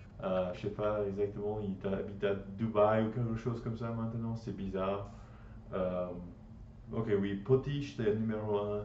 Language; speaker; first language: French; non-native, learner; English